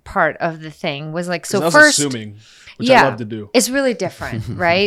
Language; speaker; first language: English; early bilingual, other home language; Icelandic